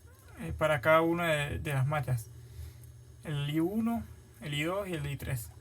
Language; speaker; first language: Spanish; native; Spanish